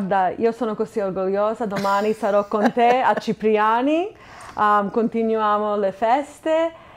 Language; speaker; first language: Italian; non-native, fluent; English